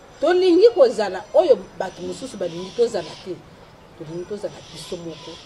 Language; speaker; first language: Lingala; non-native, local second language; Luba-Lulua